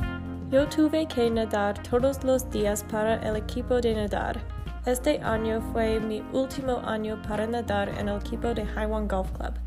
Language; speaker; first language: Spanish; non-native, learner; English